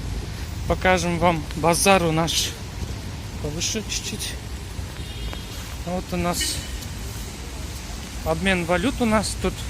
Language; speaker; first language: Russian; non-native, local second language; Kyrgyz